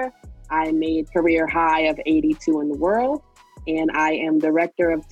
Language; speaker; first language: English; native; English